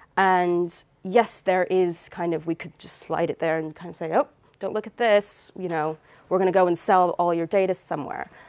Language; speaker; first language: English; native; English